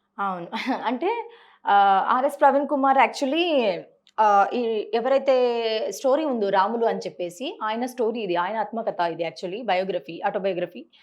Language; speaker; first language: Telugu; early bilingual, heritage; Telugu